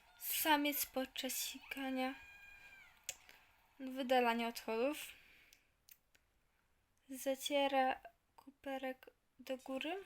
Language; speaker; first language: Polish; native; Polish